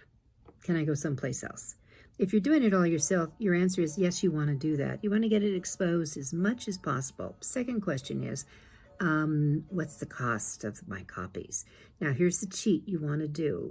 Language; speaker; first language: English; native; English